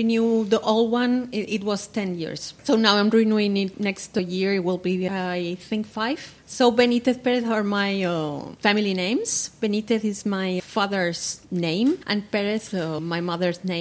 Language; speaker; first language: English; non-native, fluent; Spanish